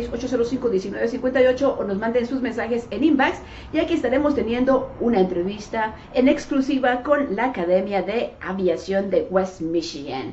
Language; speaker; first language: Spanish; native; Spanish